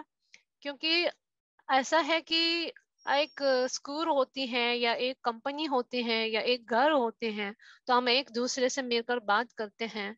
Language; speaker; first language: Hindi; non-native, fluent; Japanese